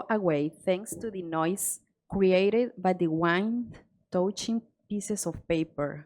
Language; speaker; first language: English; non-native, learner; Spanish